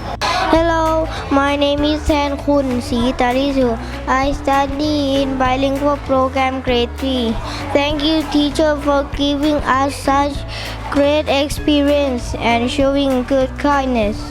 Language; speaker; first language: English; non-native, learner; Thai